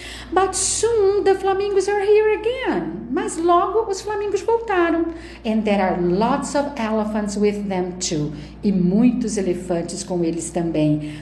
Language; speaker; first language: English; non-native, fluent; Portuguese